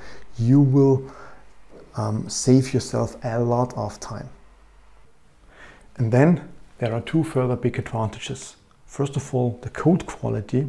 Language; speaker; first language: English; non-native, fluent; German